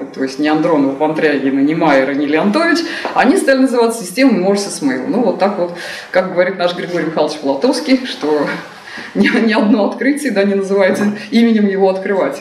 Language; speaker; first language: Russian; native; Russian